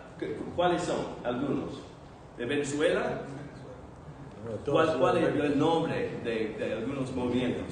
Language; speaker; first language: Spanish; non-native, fluent; English